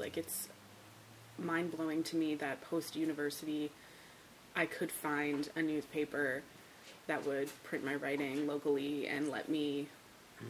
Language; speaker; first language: English; native; English